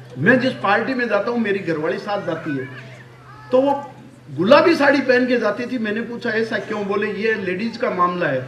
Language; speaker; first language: Hindi; non-native, local second language; Marwari